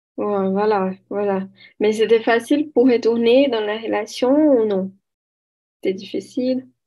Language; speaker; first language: French; non-native, learner; Portuguese